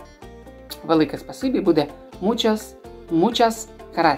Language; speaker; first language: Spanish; non-native, fluent; Ukrainian